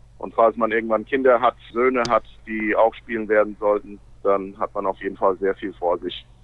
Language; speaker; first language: German; non-native, fluent; English